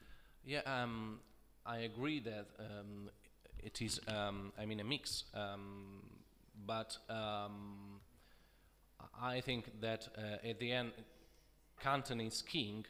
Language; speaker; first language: English; non-native, fluent; Italian